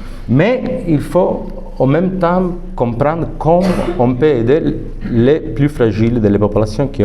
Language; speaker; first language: French; non-native, fluent; Italian